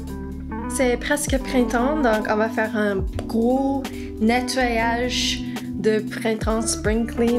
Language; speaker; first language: French; non-native, learner; English